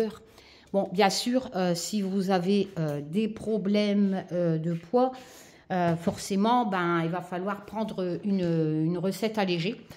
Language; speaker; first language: French; native; French